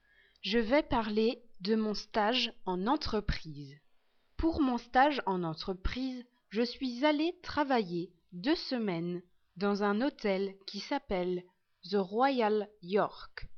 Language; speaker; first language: French; non-native, learner; English